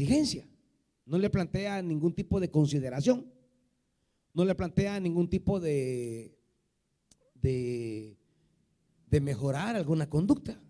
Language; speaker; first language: Spanish; native; Spanish